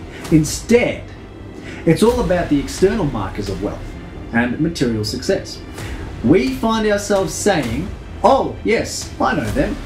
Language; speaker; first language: English; native; English